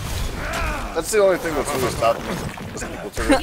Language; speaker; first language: English; native; English